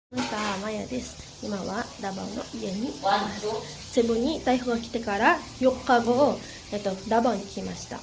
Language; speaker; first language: Japanese; non-native, fluent; Cebuano